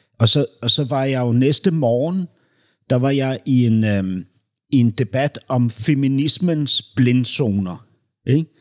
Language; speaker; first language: Danish; native; Danish